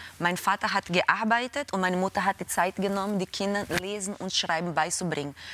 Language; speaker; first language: German; non-native, fluent; Portuguese